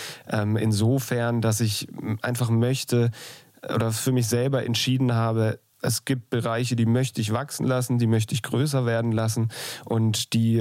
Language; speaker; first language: German; native; German